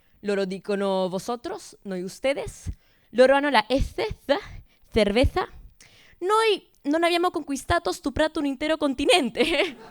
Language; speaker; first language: Italian; non-native, fluent; Spanish